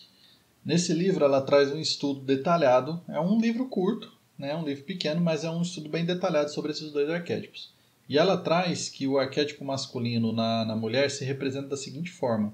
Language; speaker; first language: Portuguese; native; Portuguese